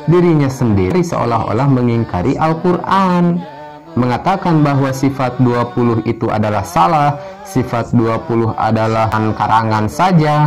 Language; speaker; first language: Indonesian; non-native, local second language; Sundanese